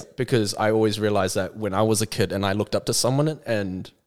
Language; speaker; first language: English; native; English